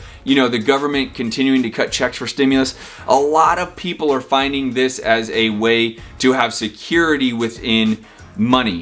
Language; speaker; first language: English; native; English